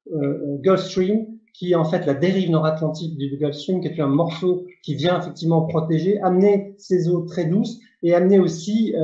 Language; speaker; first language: French; native; French